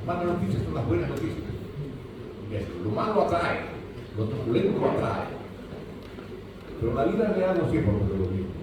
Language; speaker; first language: Spanish; native; Spanish